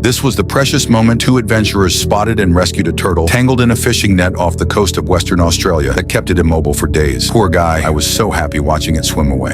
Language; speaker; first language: English; native; English